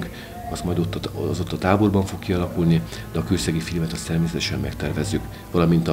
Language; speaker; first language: Hungarian; native; Hungarian